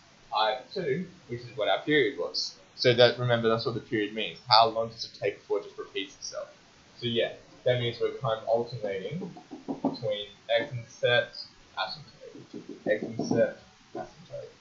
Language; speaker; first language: English; native; English